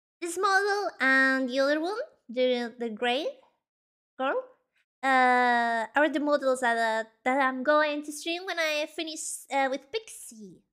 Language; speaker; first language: English; non-native, learner; Spanish